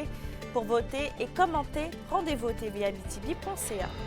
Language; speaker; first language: French; native; French